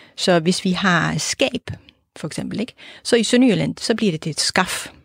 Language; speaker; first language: Danish; native; Danish